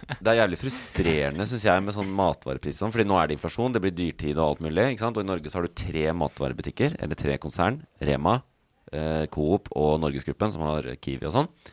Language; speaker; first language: Norwegian; native; Norwegian